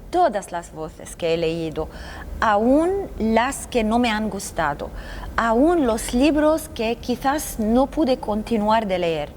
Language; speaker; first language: Spanish; non-native, fluent; Arabic